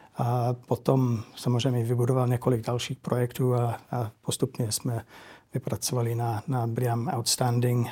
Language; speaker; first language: Czech; non-native, fluent; English